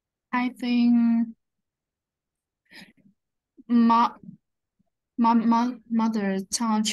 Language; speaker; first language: English; non-native, learner; Vietnamese